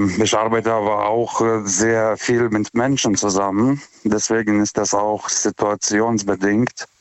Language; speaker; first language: German; non-native, fluent; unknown